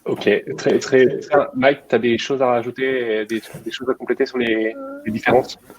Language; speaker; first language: French; native; French